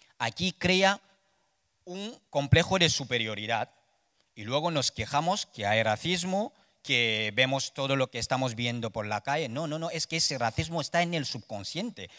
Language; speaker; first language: Spanish; non-native, fluent; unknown